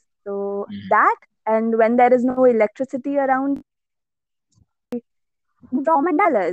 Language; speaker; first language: English; non-native, local second language; Malayalam